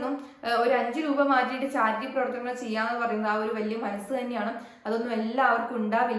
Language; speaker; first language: Malayalam; native; Malayalam